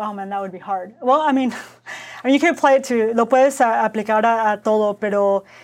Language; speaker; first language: English; early bilingual, other home language; Spanish